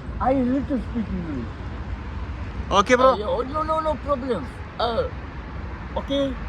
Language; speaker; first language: English; non-native, learner; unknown